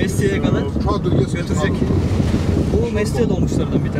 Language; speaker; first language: Turkish; native; Turkish